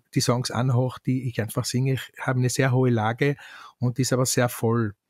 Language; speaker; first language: German; native; German